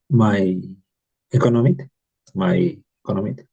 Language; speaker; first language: English; non-native, learner; Spanish